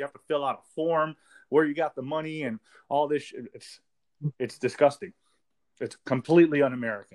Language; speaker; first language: English; native; English